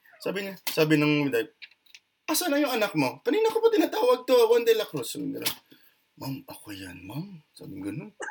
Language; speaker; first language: Filipino; non-native, local second language; Hiligaynon